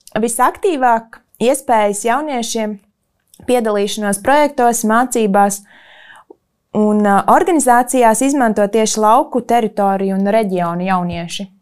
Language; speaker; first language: Latvian; native; Latvian